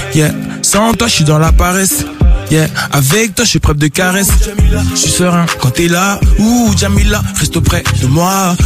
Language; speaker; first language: French; native; French